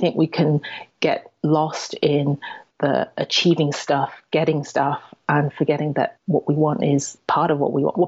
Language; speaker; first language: English; native; English